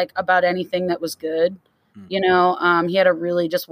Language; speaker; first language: English; native; English